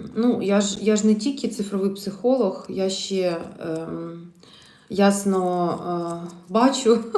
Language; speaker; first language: Ukrainian; non-native, local second language; Russian